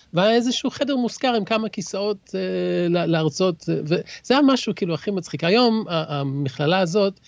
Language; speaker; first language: Hebrew; early bilingual, other home language; English